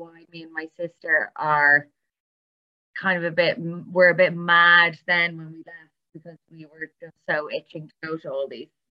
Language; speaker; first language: English; native; English